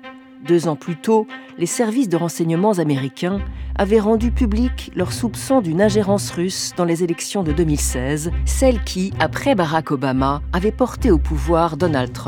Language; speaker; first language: French; native; French